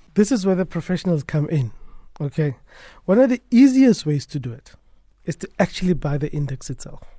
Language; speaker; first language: English; non-native, local second language; Tswana